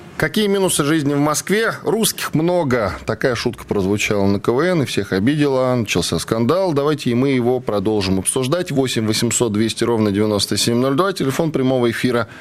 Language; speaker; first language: Russian; native; Russian